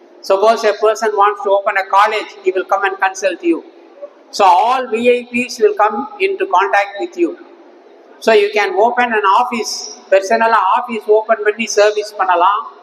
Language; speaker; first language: English; non-native, local second language; Tamil